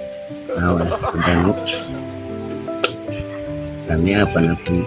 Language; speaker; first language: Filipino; non-native, local second language; Cebuano